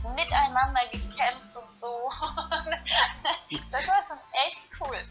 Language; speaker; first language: German; native; German